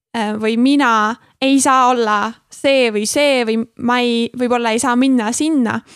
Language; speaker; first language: Estonian; non-native, fluent; German